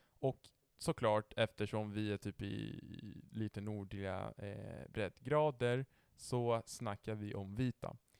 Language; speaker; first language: Swedish; non-native, fluent; Italian